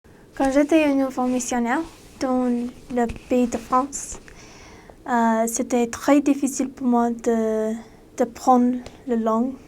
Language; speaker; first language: French; non-native, learner; English